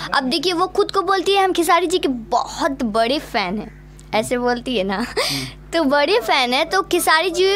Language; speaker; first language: Hindi; non-native, local second language; Bhojpuri